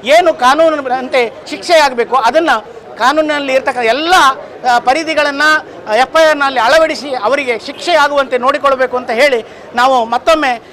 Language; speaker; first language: Kannada; native; Kannada